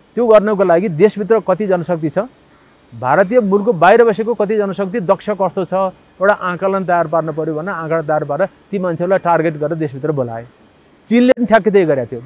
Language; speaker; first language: Nepali; native; Nepali